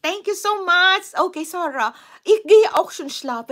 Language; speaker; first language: German; non-native, learner; Filipino